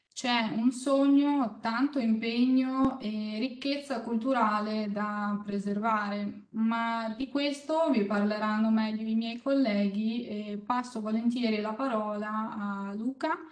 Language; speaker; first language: Italian; non-native, fluent; Ukrainian